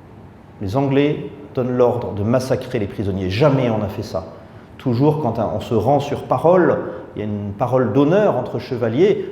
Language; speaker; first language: French; native; French